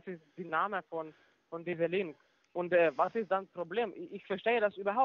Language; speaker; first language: German; non-native, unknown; Russian